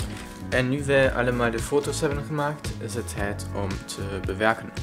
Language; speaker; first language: Dutch; non-native, fluent; German